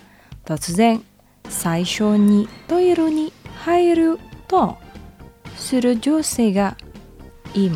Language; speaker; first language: Japanese; non-native, fluent; Indonesian